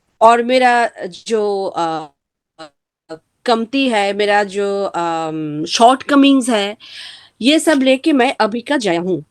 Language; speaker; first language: Hindi; non-native, learner; Bangla